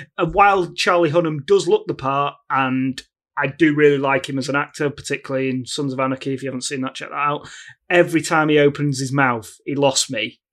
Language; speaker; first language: English; native; English